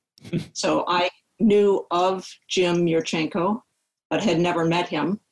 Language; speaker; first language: English; native; English